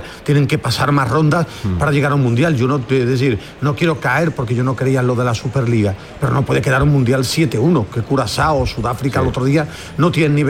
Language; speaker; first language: Spanish; native; Spanish